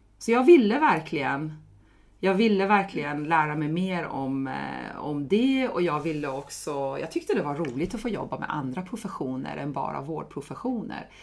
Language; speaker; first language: Swedish; non-native, fluent; Persian